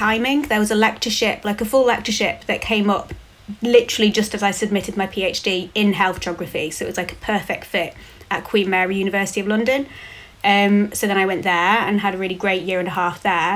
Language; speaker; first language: English; native; English